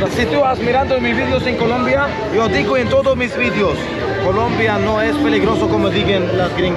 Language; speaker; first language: Spanish; non-native, learner; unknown